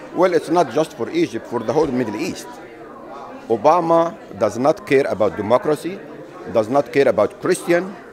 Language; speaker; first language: English; non-native, fluent; Arabic